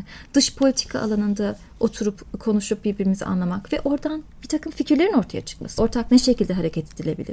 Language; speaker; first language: Turkish; native; Turkish